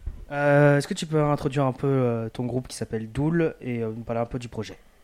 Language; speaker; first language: French; native; French